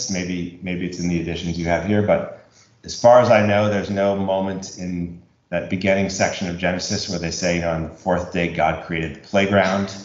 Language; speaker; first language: English; native; English